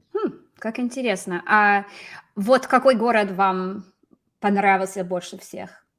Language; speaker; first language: Russian; non-native, fluent; English